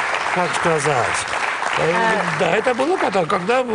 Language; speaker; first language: Russian; non-native, learner; Georgian